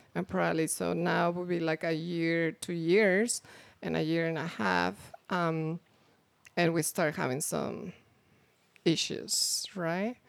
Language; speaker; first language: English; non-native, fluent; Spanish